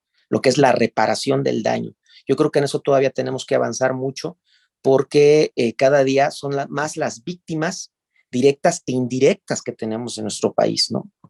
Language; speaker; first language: Spanish; native; Spanish